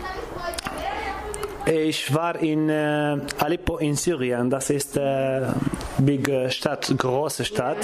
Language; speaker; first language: German; non-native, learner; Kurdish